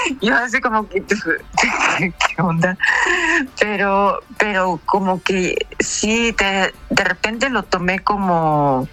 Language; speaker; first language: Spanish; non-native, fluent; Japanese